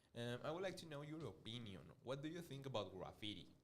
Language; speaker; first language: English; non-native, fluent; Spanish